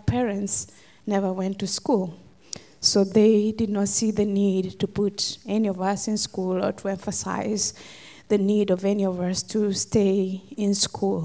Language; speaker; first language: English; non-native, local second language; Luo (Kenya and Tanzania)